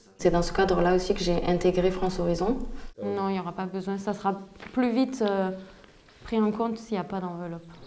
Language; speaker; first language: French; native; French